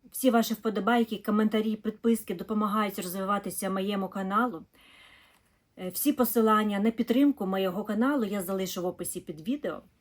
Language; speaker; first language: Ukrainian; non-native, local second language; Russian